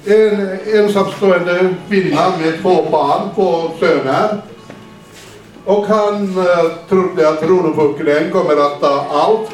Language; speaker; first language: Swedish; non-native, fluent; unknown